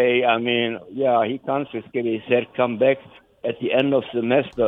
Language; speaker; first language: English; non-native, fluent; German